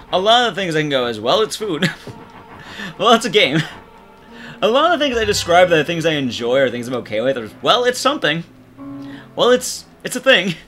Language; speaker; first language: English; native; English